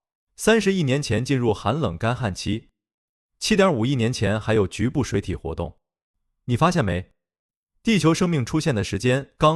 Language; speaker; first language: Chinese; native; Chinese